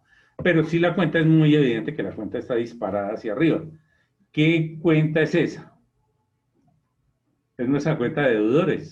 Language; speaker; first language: Spanish; native; Spanish